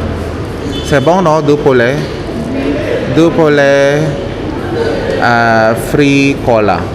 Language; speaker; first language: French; non-native, learner; Filipino